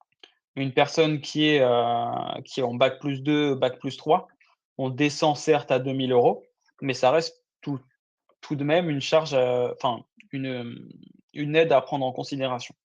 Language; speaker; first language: French; native; French